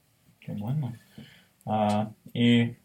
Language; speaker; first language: Spanish; non-native, learner; English